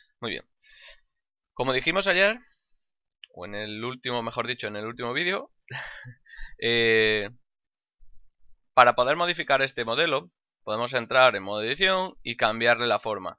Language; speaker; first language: Spanish; native; Spanish